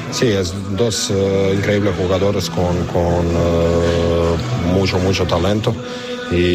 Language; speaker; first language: Spanish; non-native, learner; Croatian